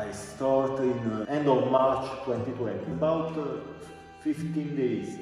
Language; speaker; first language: English; non-native, learner; Italian